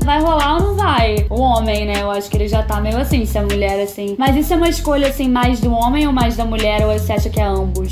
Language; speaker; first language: Portuguese; native; Portuguese